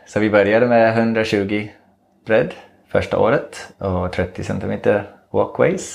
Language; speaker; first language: Swedish; non-native, fluent; English